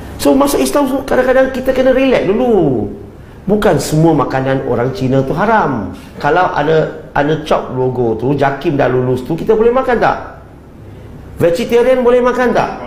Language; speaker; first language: Malay; non-native, local second language; Chinese